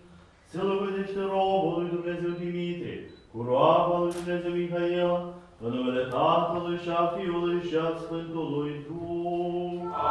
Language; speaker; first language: Romanian; native; Romanian